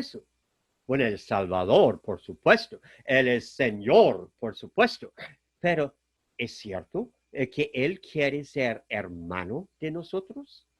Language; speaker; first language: Spanish; non-native, fluent; German